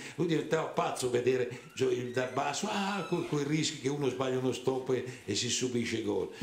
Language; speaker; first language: Italian; native; Italian